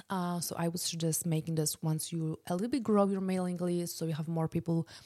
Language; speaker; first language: English; non-native, fluent; Polish